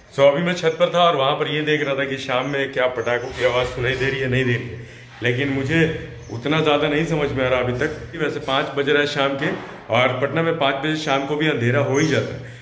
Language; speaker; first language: Hindi; native; Hindi